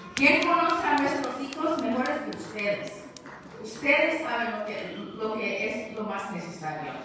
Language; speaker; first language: Spanish; early bilingual, heritage; Spanish